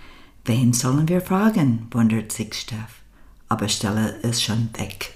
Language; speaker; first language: German; non-native, learner; English